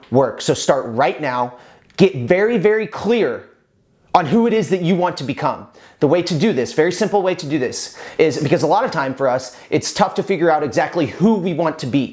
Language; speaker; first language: English; native; English